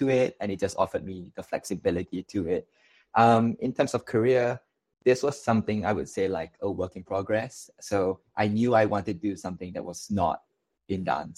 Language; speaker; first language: English; non-native, local second language; Chinese